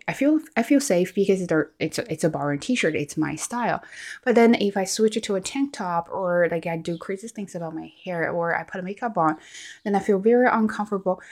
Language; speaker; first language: English; non-native, fluent; Chinese